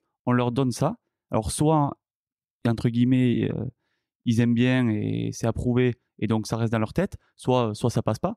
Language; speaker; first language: French; native; French